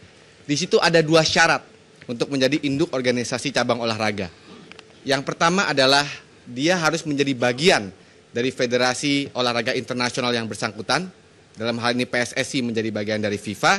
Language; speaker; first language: Indonesian; native; Indonesian